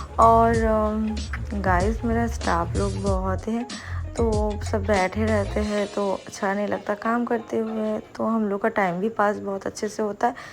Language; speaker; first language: Hindi; non-native, local second language; Bangla